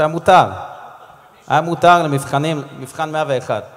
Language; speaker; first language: Hebrew; non-native, fluent; English